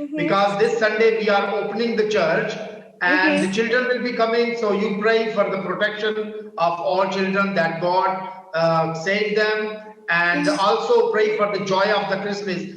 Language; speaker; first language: English; non-native, local second language; Urdu